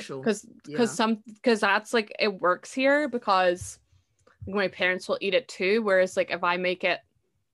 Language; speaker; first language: English; native; English